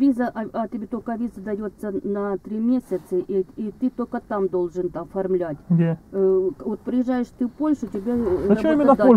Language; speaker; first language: Russian; native; Russian